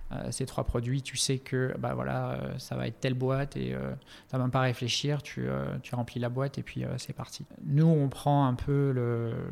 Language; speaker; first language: French; native; French